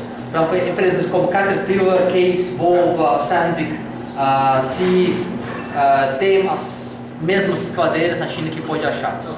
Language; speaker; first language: Portuguese; non-native, learner; Russian